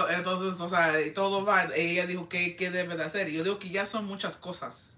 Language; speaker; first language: Spanish; early bilingual, heritage; Spanish